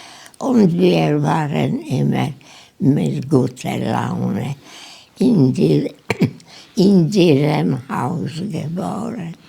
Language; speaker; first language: German; non-native, learner; Polish